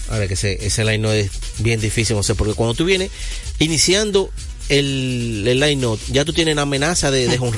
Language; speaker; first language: Spanish; native; Spanish